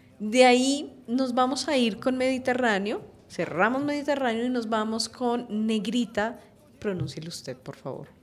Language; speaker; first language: Spanish; native; Spanish